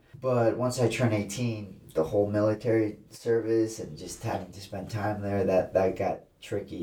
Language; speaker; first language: English; early bilingual, other home language; Assyrian Neo-Aramaic